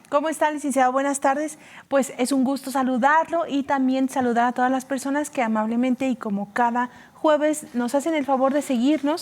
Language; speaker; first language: Spanish; native; Spanish